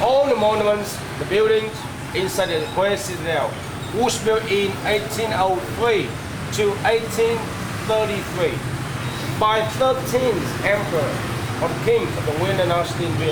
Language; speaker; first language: English; non-native, fluent; Vietnamese